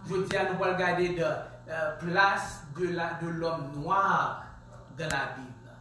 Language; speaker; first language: French; non-native, local second language; Haitian Creole